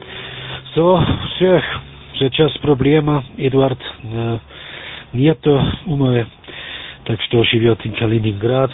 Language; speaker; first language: Russian; non-native, learner; German